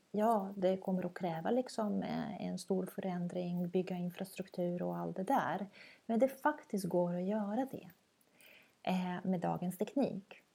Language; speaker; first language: Swedish; non-native, fluent; Croatian